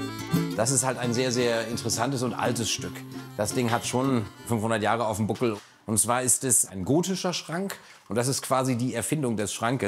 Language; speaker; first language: German; native; German